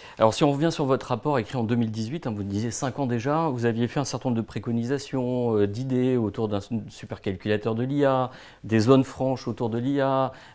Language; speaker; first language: French; native; French